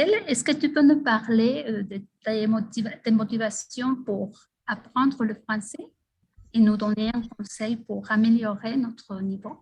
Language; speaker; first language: French; non-native, fluent; Spanish